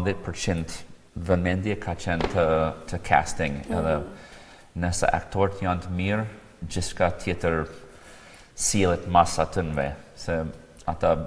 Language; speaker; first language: Albanian; non-native, fluent; English